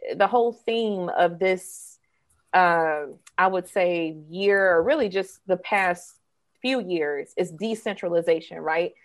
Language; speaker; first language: English; native; English